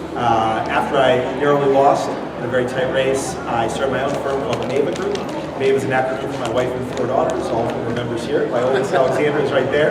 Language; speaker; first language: English; native; English